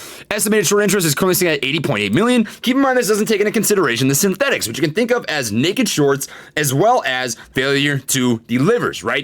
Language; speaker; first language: English; native; English